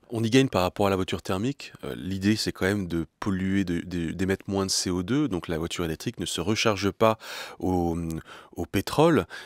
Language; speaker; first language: French; native; French